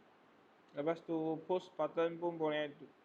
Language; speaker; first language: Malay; non-native, local second language; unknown